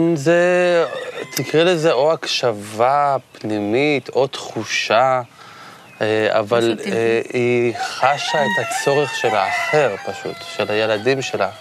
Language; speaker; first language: Hebrew; native; Hebrew